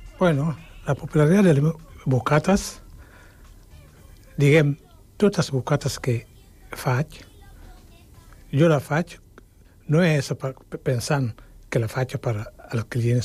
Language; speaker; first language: Catalan; non-native, fluent; Wolof